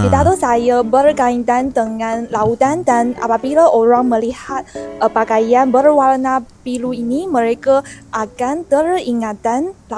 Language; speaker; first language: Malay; non-native, fluent; Chinese